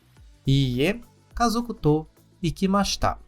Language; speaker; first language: Japanese; non-native, learner; Portuguese